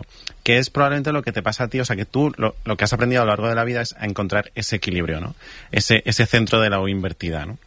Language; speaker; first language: Spanish; native; Spanish